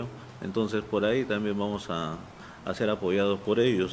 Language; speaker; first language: Spanish; native; Spanish